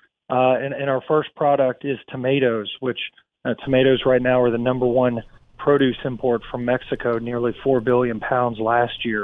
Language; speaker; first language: English; native; English